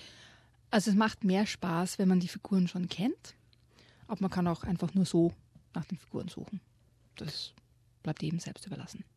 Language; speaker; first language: German; native; German